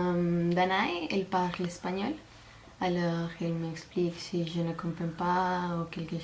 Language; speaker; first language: French; non-native, learner; Spanish